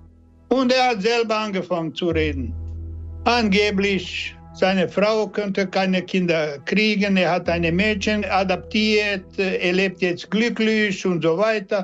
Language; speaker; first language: German; non-native, learner; Croatian